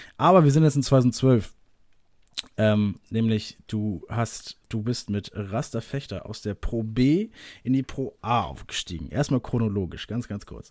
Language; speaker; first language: German; native; German